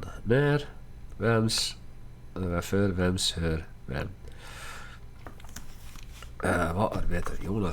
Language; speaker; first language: Swedish; non-native, learner; Dutch